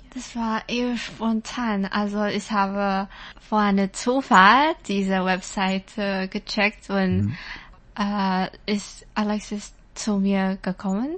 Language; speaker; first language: German; non-native, learner; Chinese